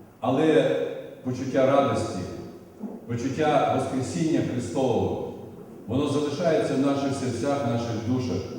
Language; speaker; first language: Ukrainian; native; Ukrainian